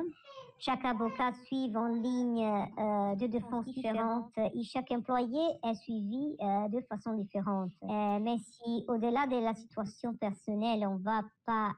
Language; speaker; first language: French; non-native, learner; Italian